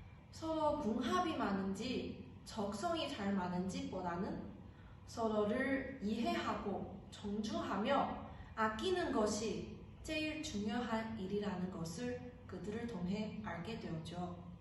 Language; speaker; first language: Korean; non-native, fluent; Chinese